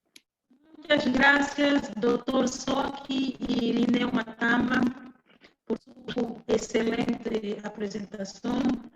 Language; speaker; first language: Spanish; non-native, fluent; Portuguese